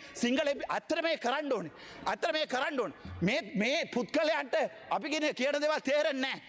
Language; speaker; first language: Sinhala; non-native, local second language; Tamil